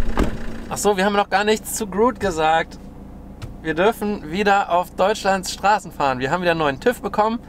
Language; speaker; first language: German; native; German